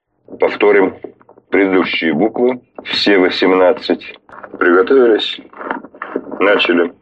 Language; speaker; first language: Russian; native; Russian